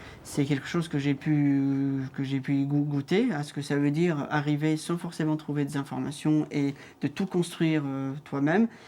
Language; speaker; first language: French; non-native, fluent; Arabic